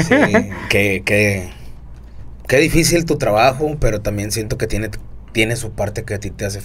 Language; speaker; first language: Spanish; native; Spanish